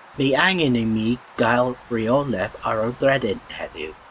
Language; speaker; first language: Welsh; non-native, learner; English